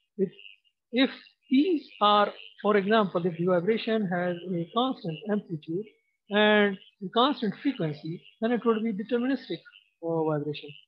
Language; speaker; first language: English; non-native, local second language; Pashto